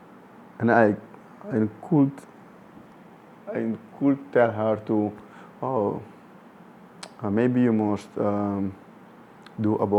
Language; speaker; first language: English; non-native, fluent; Dutch